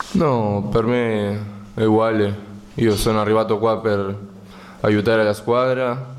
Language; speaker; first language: Italian; non-native, learner; Spanish